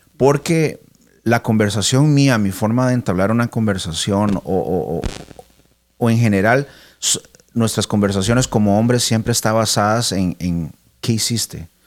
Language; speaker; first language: Spanish; early bilingual, heritage; Spanish